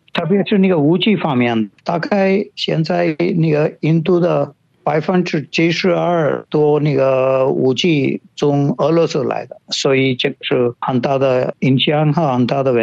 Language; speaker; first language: Chinese; non-native, fluent; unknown